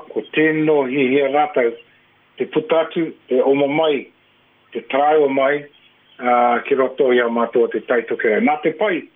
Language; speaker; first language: Māori; non-native, local second language; English